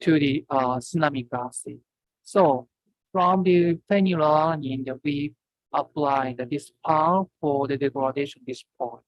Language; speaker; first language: English; non-native, fluent; Japanese